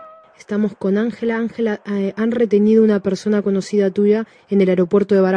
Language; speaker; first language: Spanish; native; Spanish